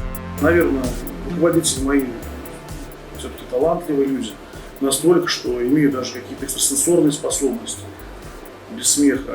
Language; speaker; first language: Russian; native; Russian